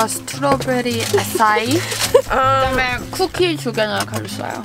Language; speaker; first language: Korean; early bilingual, heritage; English